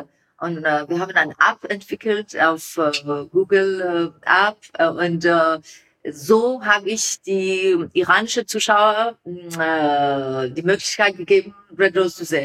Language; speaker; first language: German; non-native, learner; Persian